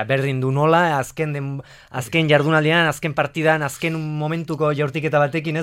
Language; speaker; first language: Basque; native; Basque